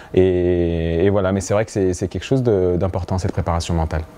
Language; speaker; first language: French; native; French